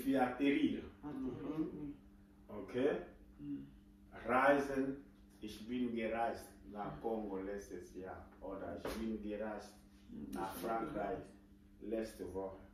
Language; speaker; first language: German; non-native, fluent; French